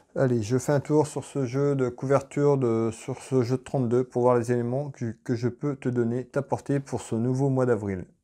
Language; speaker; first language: French; native; French